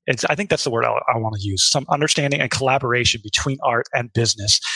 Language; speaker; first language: English; native; English